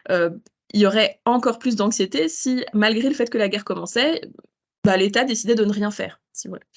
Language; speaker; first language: French; native; French